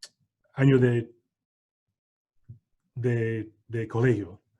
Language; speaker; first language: Spanish; non-native, learner; English